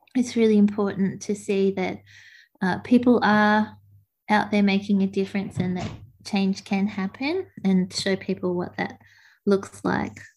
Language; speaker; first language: English; native; English